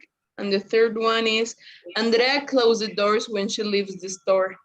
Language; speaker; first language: English; non-native, learner; Spanish